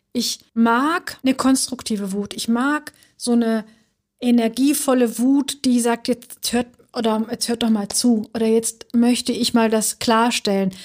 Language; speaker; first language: German; early bilingual, other home language; Turkish